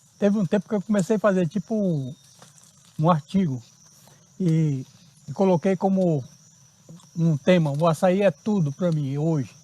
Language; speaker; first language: Portuguese; native; Portuguese